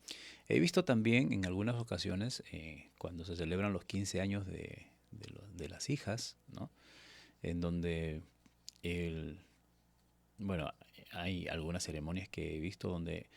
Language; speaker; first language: Spanish; native; Spanish